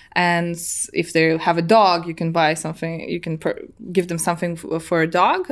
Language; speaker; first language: English; non-native, fluent; Serbian